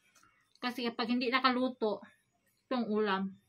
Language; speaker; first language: Filipino; non-native, local second language; Cebuano